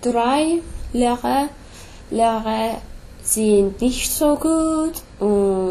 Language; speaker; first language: German; non-native, learner; English